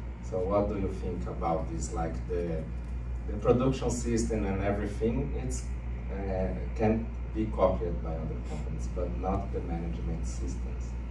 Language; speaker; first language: English; non-native, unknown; Portuguese